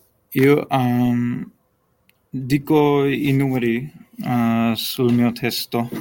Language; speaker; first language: Italian; non-native, learner; English